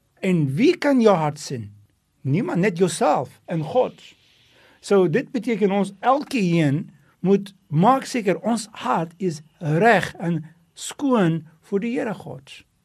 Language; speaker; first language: Afrikaans; non-native, local second language; English